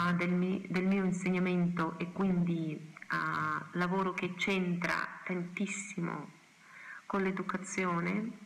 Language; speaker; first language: Italian; non-native, fluent; Kazakh